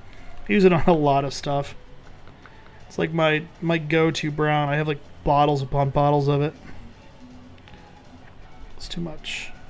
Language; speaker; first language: English; native; English